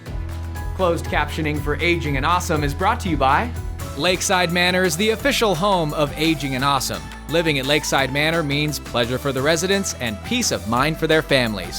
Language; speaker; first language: English; native; English